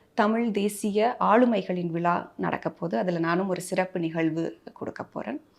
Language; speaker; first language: Tamil; early bilingual, heritage; Tamil